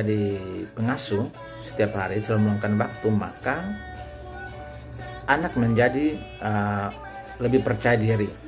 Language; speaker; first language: Indonesian; native; Indonesian